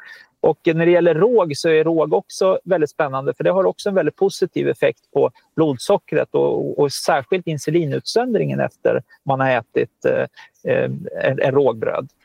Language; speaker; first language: Swedish; native; Swedish